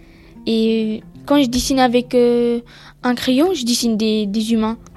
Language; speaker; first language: French; early bilingual, other home language; Pashto